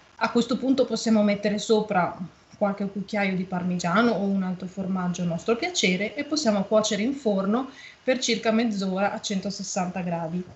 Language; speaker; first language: Italian; native; Italian